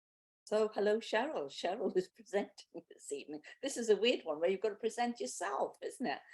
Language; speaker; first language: English; native; English